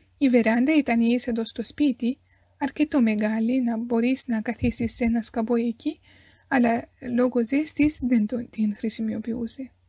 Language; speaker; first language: Greek; non-native, fluent; Romanian